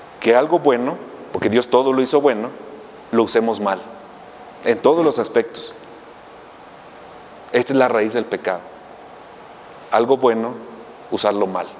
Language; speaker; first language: Spanish; native; Spanish